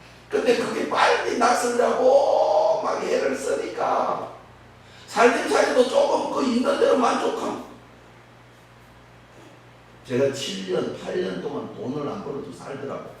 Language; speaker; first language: Korean; native; Korean